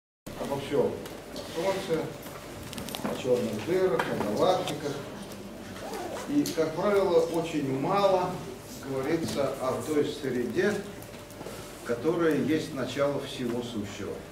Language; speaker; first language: Russian; native; Russian